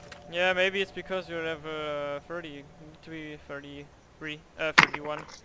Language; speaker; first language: English; non-native, learner; German